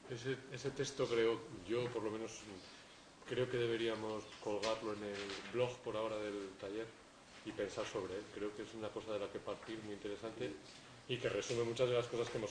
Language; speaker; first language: Spanish; native; Spanish